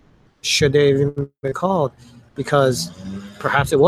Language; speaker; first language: English; early bilingual, other home language; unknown